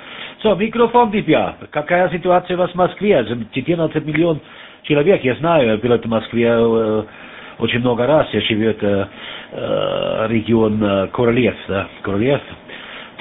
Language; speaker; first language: Russian; non-native, learner; German